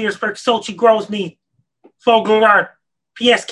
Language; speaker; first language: English; native; English